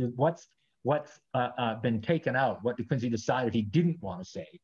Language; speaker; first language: English; native; English